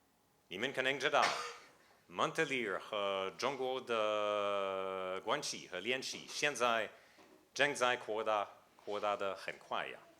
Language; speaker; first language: Chinese; non-native, fluent; French